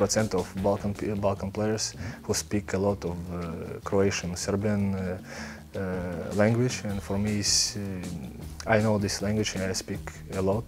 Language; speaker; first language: English; non-native, learner; Belarusian